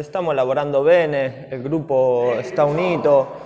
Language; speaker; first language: Italian; non-native, fluent; Spanish